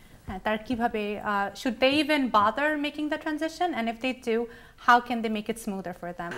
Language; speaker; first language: Bangla; early bilingual, heritage; Bangla